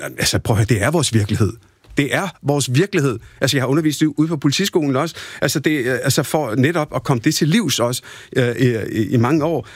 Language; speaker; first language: Danish; early bilingual, other home language; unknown